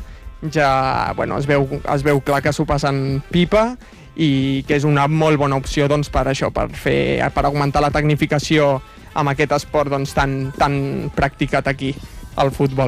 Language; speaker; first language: Catalan; native; Catalan